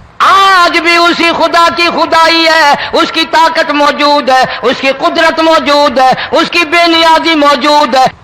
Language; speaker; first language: Urdu; non-native, local second language; Punjabi